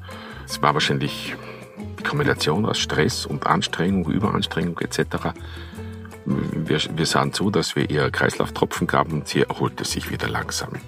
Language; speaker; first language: German; native; German